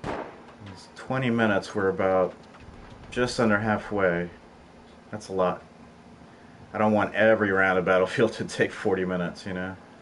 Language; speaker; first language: English; native; English